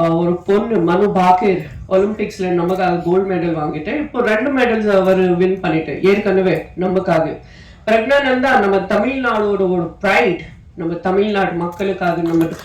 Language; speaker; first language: Tamil; non-native, fluent; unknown